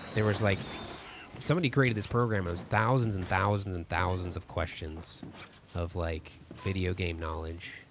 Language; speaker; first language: English; native; English